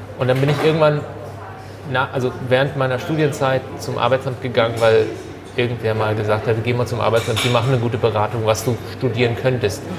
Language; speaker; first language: German; early bilingual, other home language; Turkish